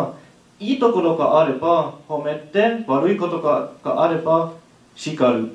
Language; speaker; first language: Japanese; non-native, learner; German